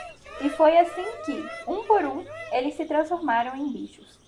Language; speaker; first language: Portuguese; native; Portuguese